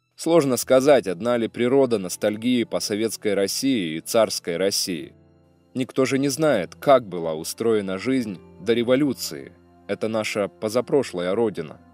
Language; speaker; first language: Russian; native; Russian